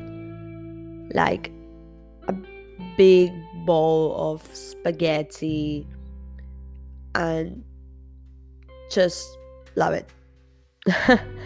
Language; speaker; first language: English; non-native, fluent; Spanish